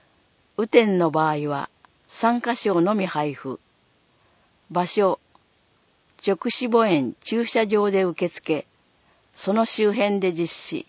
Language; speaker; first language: Japanese; native; Japanese